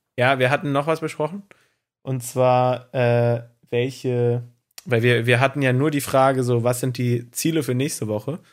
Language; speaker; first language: German; native; German